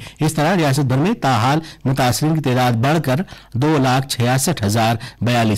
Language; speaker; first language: Urdu; native; Urdu